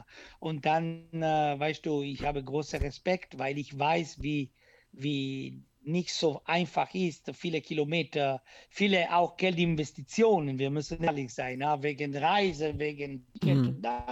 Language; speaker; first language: German; non-native, learner; Italian